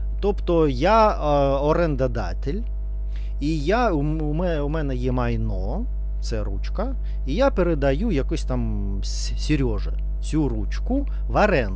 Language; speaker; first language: Ukrainian; non-native, learner; Russian